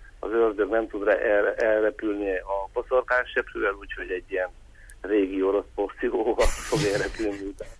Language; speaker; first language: Hungarian; native; Hungarian